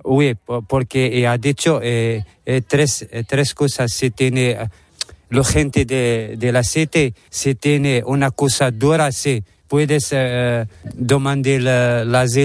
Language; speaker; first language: Spanish; non-native, learner; Arabic